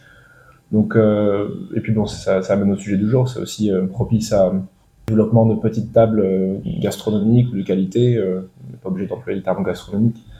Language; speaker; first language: French; native; French